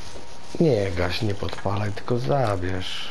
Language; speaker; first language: Polish; native; Polish